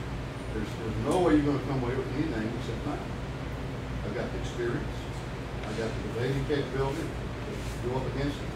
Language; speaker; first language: English; native; English